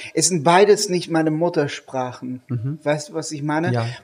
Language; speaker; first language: German; non-native, fluent; Hebrew